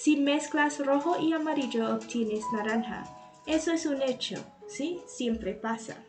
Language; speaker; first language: Spanish; non-native, fluent; English